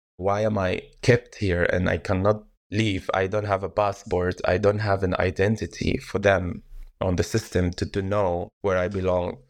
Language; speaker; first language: English; non-native, fluent; Arabic